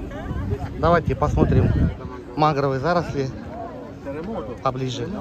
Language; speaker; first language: Russian; native; Russian